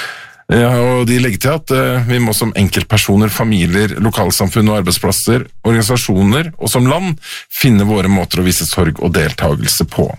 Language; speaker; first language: Norwegian; native; Norwegian